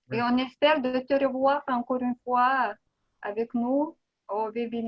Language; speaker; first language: French; non-native, fluent; Lithuanian